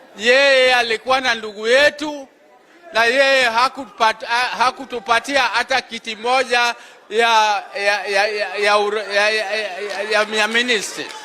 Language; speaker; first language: Swahili; non-native, local second language; Luo (Kenya and Tanzania)